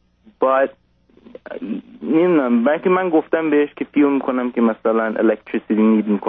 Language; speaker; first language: Persian; early bilingual, heritage; Persian